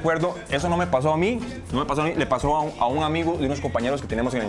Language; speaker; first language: Spanish; native; Spanish